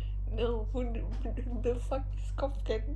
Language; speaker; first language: English; non-native, local second language; Indonesian